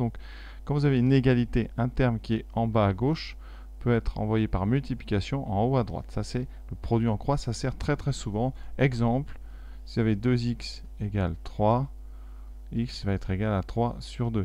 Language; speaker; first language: French; native; French